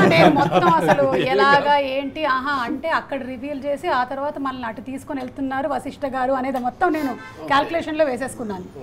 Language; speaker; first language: Telugu; native; Telugu